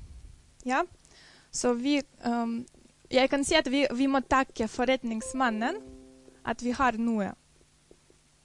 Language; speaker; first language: Norwegian; non-native, fluent; Dutch